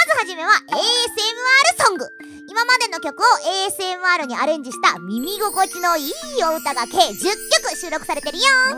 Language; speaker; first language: Japanese; native; Japanese